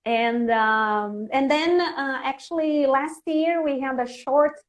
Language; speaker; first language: English; non-native, fluent; Portuguese